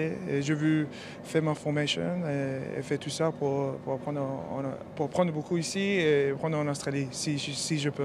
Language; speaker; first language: French; non-native, learner; English